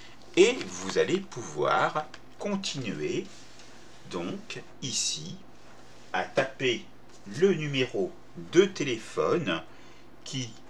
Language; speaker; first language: French; native; French